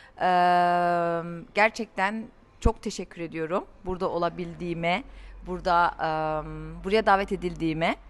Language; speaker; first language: Turkish; early bilingual, heritage; Turkish